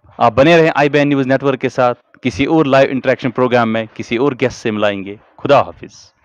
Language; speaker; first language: Hindi; non-native, local second language; Kashmiri